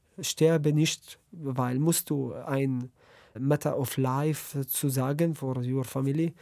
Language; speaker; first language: German; non-native, learner; Arabic